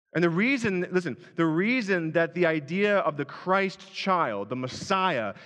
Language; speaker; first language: English; native; English